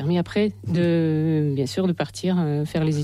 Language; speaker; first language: French; non-native, fluent; Russian